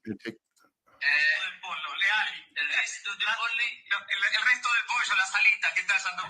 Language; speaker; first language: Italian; non-native, learner; Spanish